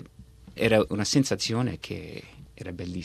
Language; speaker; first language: Italian; early bilingual, heritage; Italian